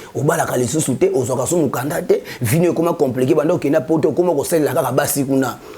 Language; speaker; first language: Lingala; native; Lingala